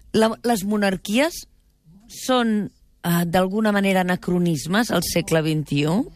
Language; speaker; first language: Catalan; native; Catalan